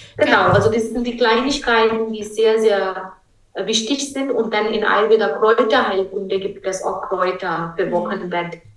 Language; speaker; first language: German; non-native, fluent; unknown